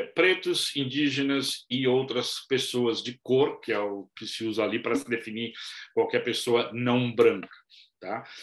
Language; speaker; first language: Portuguese; native; Portuguese